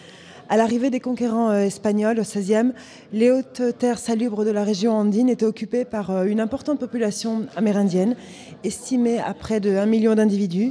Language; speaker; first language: French; native; French